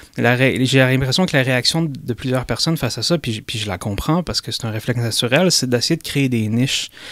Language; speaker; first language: French; native; French